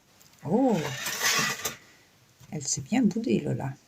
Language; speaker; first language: French; native; French